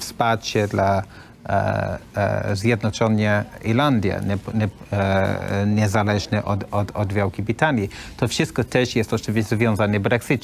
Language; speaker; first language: Polish; non-native, learner; English